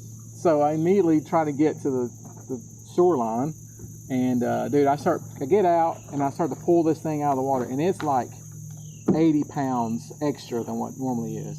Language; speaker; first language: English; native; English